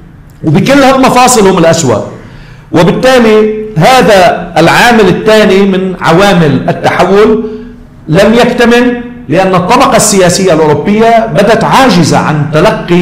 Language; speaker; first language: Arabic; native; Arabic